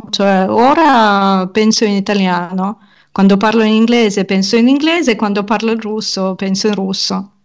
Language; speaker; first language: Italian; non-native, fluent; Ukrainian